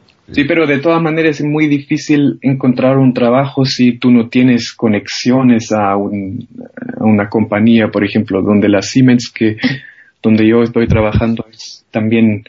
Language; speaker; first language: Spanish; non-native, fluent; German